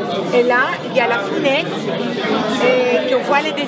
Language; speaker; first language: French; non-native, fluent; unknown